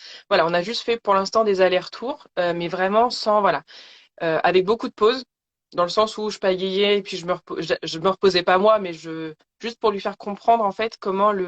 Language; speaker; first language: French; native; French